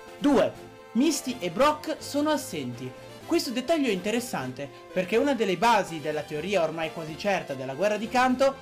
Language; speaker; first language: Italian; native; Italian